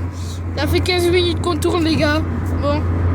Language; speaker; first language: French; native; French